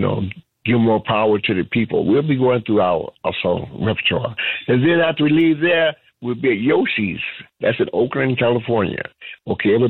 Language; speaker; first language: English; native; English